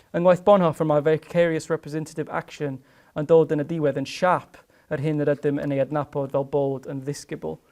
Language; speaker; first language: Welsh; non-native, fluent; English